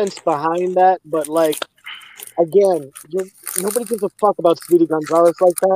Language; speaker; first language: English; native; English